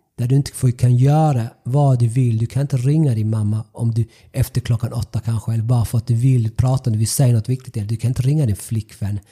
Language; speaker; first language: Swedish; early bilingual, other home language; Spanish